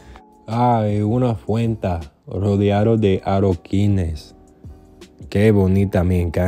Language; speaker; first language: Spanish; non-native, learner; English